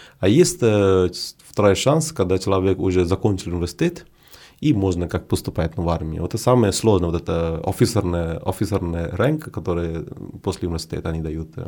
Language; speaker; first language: Russian; non-native, fluent; Hindi